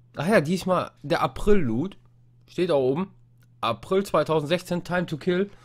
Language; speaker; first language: German; non-native, fluent; English